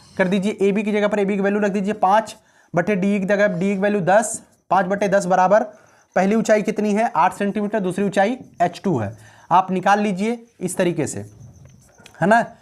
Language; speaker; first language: Hindi; native; Hindi